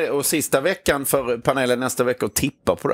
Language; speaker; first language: Swedish; native; Swedish